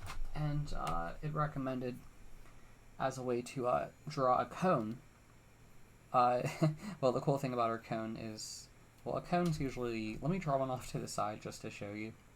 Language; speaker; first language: English; native; English